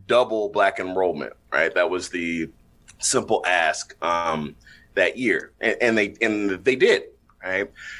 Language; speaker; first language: English; native; English